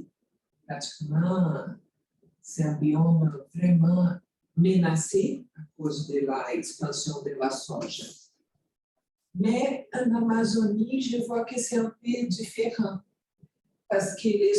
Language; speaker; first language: French; non-native, fluent; Portuguese